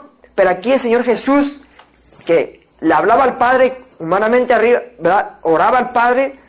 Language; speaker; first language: Spanish; native; Spanish